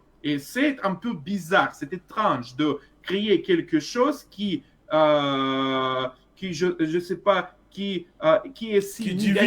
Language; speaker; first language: French; non-native, fluent; Russian